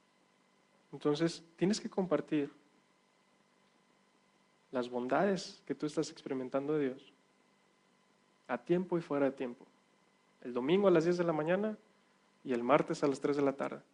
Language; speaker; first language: Spanish; native; Spanish